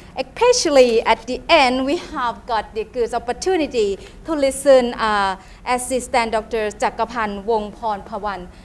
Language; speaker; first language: English; non-native, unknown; Thai